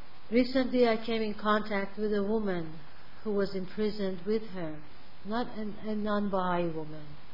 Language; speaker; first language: English; non-native, fluent; Persian